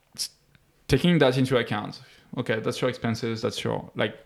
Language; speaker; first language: English; non-native, fluent; French